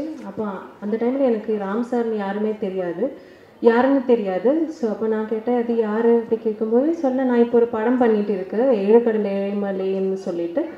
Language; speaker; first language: Tamil; non-native, learner; Malayalam